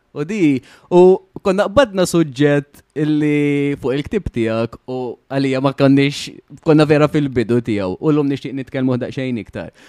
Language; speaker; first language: Maltese; native; Maltese